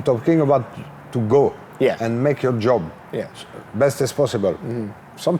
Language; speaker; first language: English; non-native, learner; French